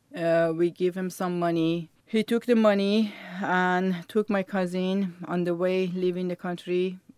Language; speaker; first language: English; non-native, learner; Persian